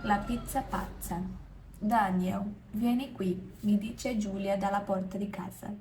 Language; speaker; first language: Italian; non-native, learner; Portuguese